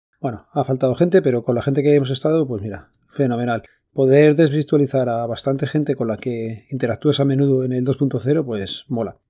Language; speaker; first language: Spanish; native; Spanish